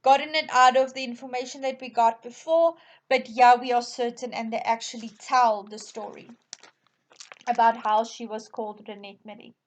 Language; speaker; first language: English; non-native, local second language; Afrikaans